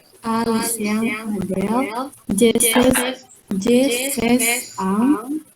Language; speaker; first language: French; non-native, learner; Indonesian